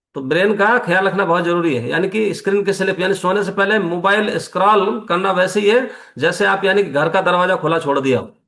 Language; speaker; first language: Hindi; native; Hindi